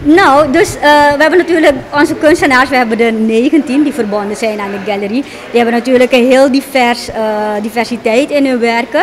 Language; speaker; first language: Dutch; native; Dutch